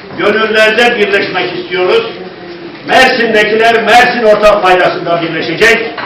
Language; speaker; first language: Turkish; native; Turkish